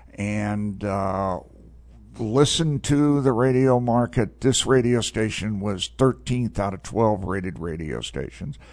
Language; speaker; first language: English; native; English